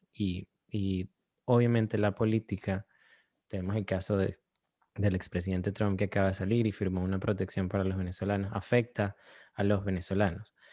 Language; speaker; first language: Spanish; native; Spanish